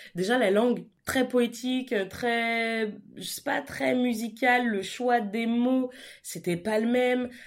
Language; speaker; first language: French; native; French